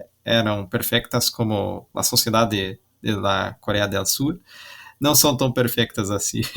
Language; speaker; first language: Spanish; non-native, learner; Portuguese